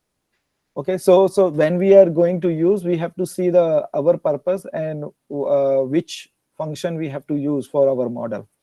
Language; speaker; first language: English; non-native, learner; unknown